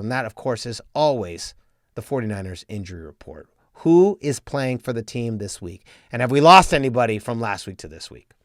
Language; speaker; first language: English; native; English